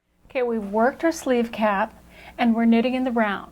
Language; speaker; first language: English; native; English